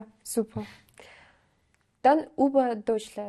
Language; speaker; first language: German; non-native, learner; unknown